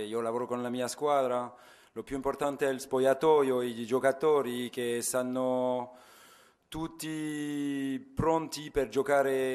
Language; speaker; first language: Italian; non-native, fluent; French